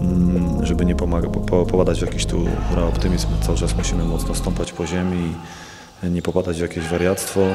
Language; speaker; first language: Polish; native; Polish